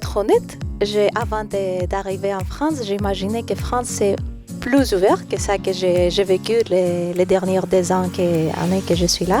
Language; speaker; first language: French; non-native, fluent; Greek